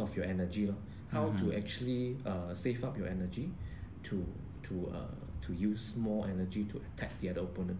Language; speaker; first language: English; non-native, local second language; Cantonese